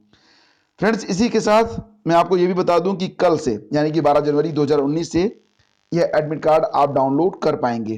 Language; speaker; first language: Hindi; native; Hindi